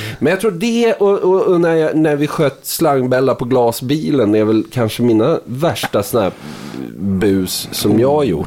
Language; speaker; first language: Swedish; native; Swedish